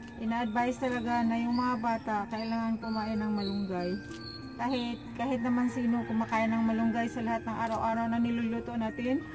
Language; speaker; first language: Filipino; non-native, local second language; Cebuano